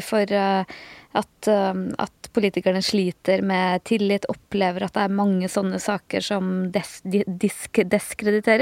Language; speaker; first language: Norwegian; native; Norwegian